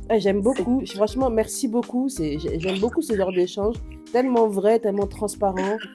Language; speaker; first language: French; native; French